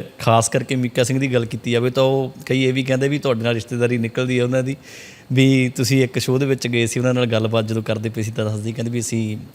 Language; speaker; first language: Punjabi; native; Punjabi